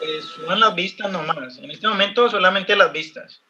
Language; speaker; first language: Spanish; native; Spanish